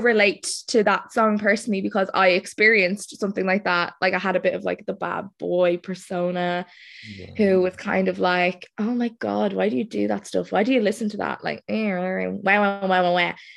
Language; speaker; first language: English; native; English